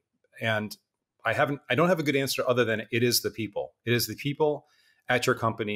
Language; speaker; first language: English; native; English